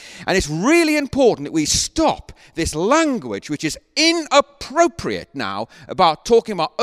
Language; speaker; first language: English; native; English